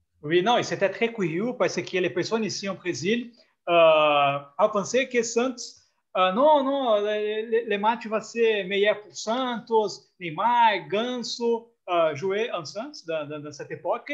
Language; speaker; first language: French; non-native, fluent; Portuguese